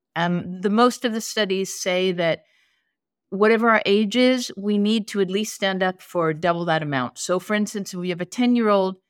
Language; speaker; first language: English; native; English